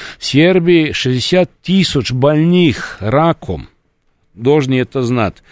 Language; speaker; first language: Russian; non-native, fluent; Serbian